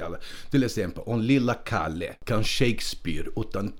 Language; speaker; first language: Swedish; non-native, fluent; Portuguese